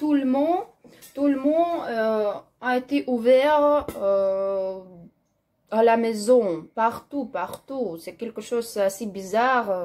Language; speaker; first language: French; non-native, learner; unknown